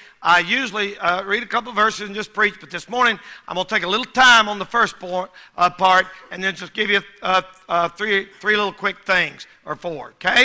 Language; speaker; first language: English; native; English